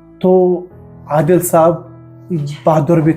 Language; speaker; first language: Hindi; native; Hindi